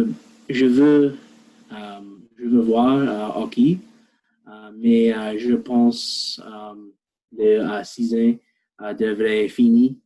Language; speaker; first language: French; non-native, learner; English